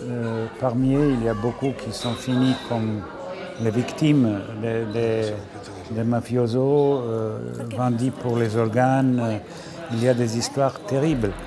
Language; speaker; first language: French; non-native, fluent; Serbian